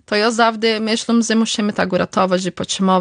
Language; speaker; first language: Polish; early bilingual, heritage; Portuguese